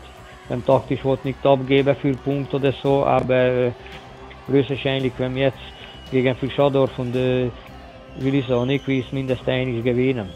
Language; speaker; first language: German; non-native, learner; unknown